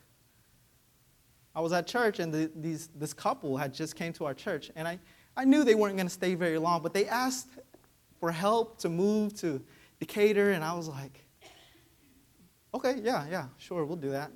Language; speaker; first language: English; early bilingual, other home language; Vietnamese